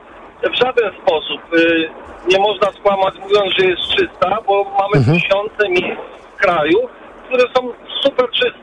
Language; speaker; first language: Polish; early bilingual, other home language; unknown